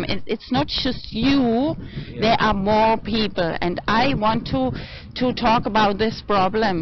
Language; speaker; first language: English; non-native, fluent; German